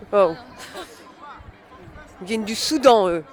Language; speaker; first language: French; native; French